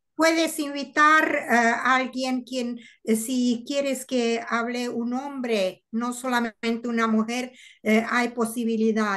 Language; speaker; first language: Spanish; non-native, learner; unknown